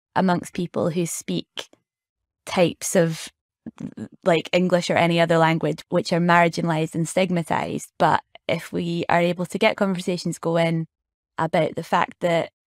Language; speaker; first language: English; native; English